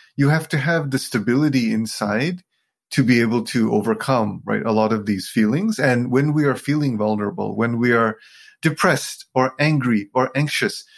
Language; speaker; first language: English; non-native, local second language; Sinhala